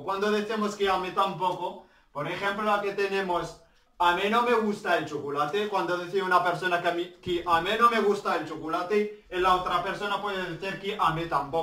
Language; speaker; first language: Spanish; non-native, learner; Arabic